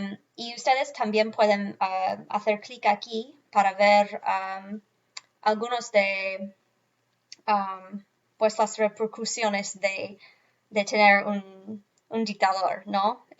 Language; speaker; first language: Spanish; non-native, fluent; English